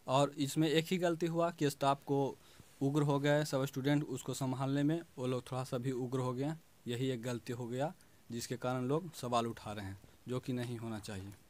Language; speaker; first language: Hindi; native; Hindi